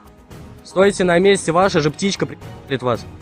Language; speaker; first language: Russian; native; Russian